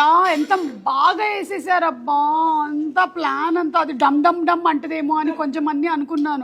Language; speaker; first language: Telugu; native; Telugu